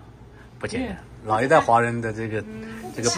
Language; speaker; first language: Chinese; native; Chinese